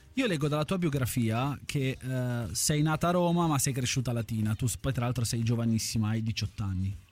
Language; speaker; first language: Italian; native; Italian